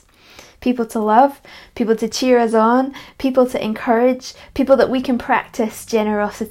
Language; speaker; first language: English; native; English